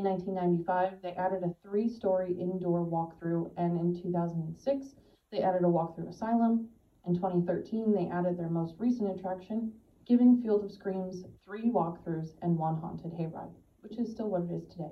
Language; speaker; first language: English; native; English